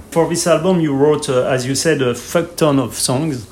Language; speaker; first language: English; non-native, fluent; French